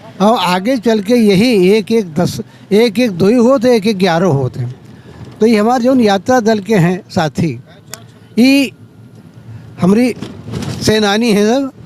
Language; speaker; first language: Hindi; native; Hindi